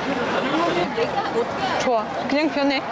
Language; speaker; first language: Korean; non-native, learner; French